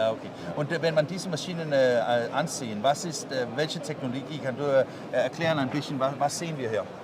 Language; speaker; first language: German; non-native, learner; Danish